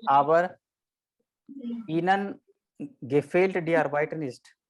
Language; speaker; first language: German; non-native, fluent; Hindi